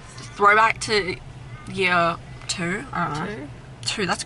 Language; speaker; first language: English; native; English